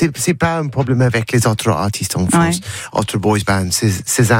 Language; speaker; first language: French; non-native, learner; English